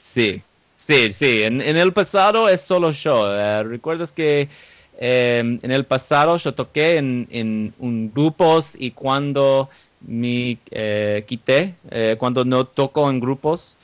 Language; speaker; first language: Spanish; non-native, learner; English